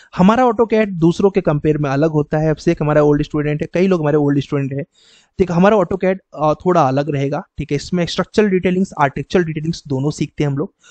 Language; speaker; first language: Hindi; native; Hindi